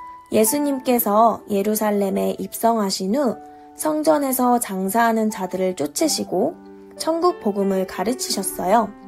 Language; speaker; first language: Korean; native; Korean